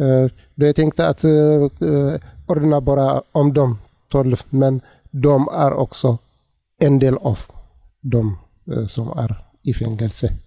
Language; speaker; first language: Swedish; non-native, learner; Tigrinya